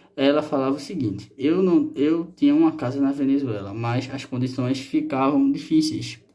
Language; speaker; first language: Portuguese; non-native, fluent; Spanish